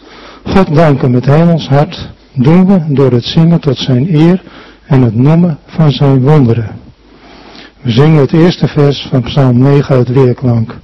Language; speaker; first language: Dutch; native; Dutch